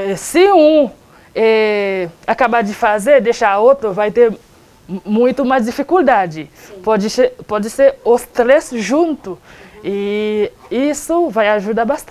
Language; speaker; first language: Portuguese; non-native, learner; Haitian Creole